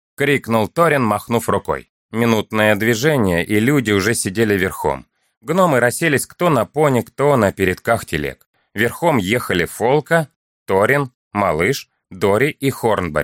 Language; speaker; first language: Russian; native; Russian